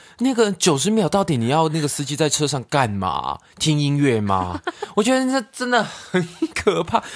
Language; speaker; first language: Chinese; non-native, local second language; Cantonese